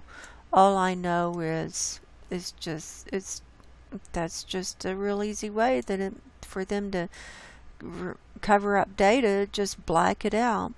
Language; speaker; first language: English; native; English